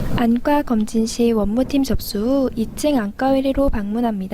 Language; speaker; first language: Korean; native; Korean